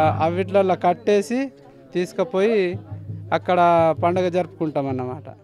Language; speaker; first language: Telugu; non-native, local second language; Gondi